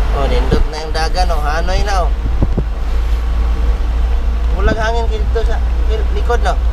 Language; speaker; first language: Filipino; non-native, local second language; Cebuano